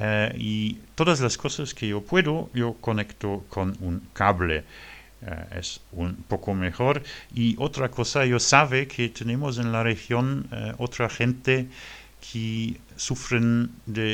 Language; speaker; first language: Spanish; non-native, learner; French